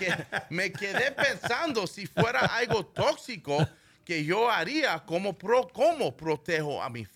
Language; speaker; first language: Spanish; early bilingual, heritage; Spanish